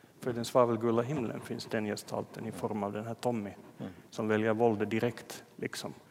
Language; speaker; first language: Swedish; native; Swedish